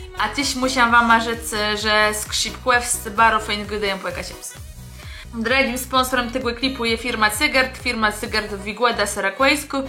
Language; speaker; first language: Polish; non-native, local second language; Kashubian